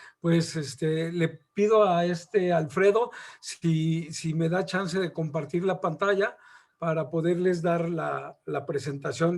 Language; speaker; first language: Spanish; native; Spanish